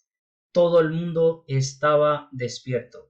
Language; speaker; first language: Spanish; non-native, fluent; Urdu